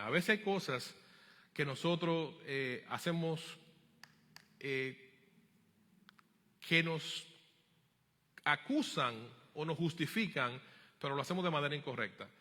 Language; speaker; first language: Spanish; native; Spanish